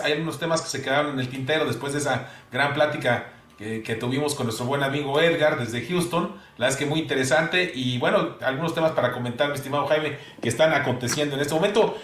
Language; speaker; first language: Spanish; native; Spanish